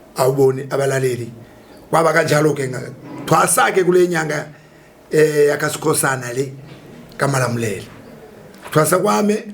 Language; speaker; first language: Zulu; non-native, local second language; Tsonga